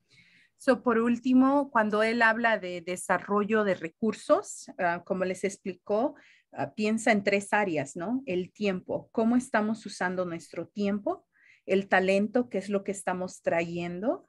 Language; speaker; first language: Spanish; early bilingual, heritage; Spanish